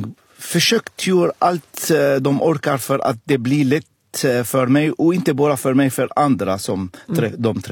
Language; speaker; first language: Swedish; non-native, fluent; Arabic